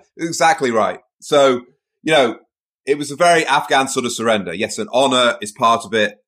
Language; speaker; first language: English; native; English